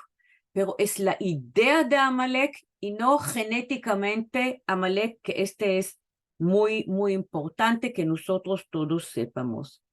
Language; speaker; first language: Spanish; non-native, fluent; Hebrew